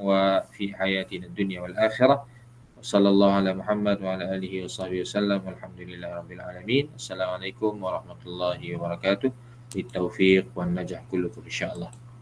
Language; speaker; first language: Arabic; non-native, fluent; Malay